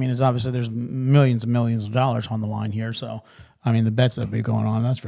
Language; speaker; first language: English; native; English